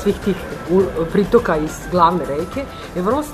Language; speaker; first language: Serbian; native; Serbian